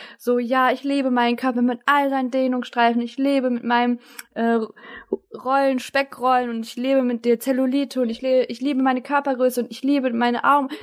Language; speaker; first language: German; early bilingual, other home language; Turkish